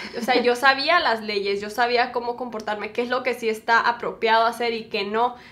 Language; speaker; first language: Spanish; native; Spanish